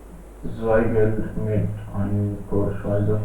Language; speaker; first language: German; non-native, learner; Hindi